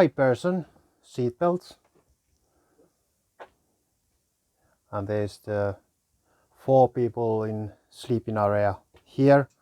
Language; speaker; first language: English; non-native, learner; Finnish